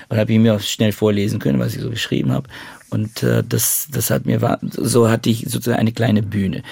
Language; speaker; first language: German; non-native, fluent; Bulgarian